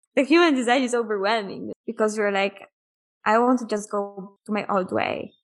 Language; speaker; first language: English; non-native, fluent; Polish